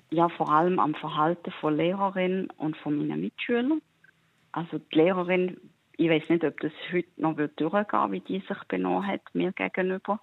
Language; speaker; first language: German; native; German